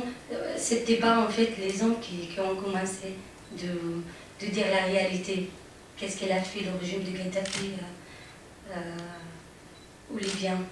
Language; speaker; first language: French; non-native, fluent; Arabic